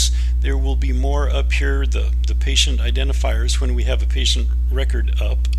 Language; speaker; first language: English; native; English